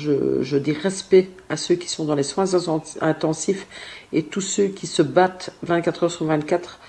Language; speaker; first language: French; native; French